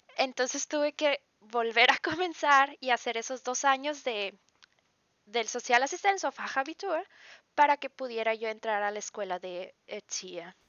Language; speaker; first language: Spanish; native; Spanish